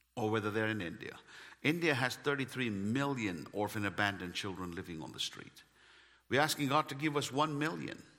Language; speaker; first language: English; non-native, local second language; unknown